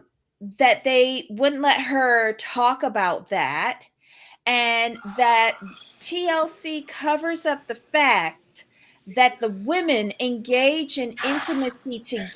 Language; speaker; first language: English; native; English